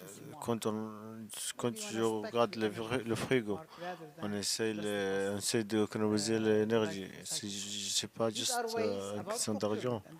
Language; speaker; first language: French; non-native, learner; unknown